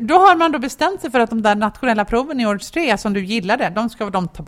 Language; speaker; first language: Swedish; native; Swedish